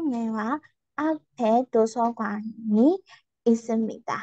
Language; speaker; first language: Korean; non-native, learner; Burmese